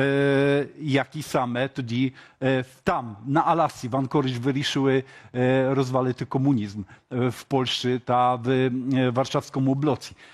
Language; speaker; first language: Polish; non-native, learner; Ukrainian